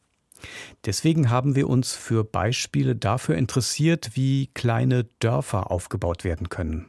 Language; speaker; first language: German; native; German